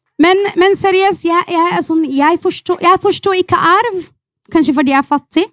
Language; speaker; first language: Norwegian; non-native, fluent; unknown